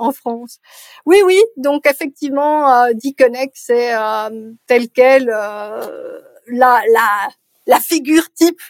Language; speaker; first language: French; native; French